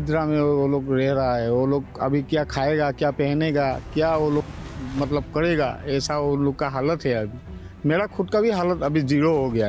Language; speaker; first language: Hindi; non-native, local second language; Assamese